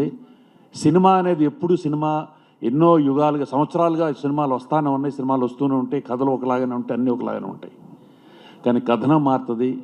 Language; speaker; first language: Telugu; native; Telugu